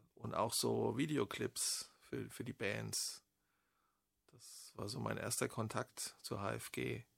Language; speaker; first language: German; native; German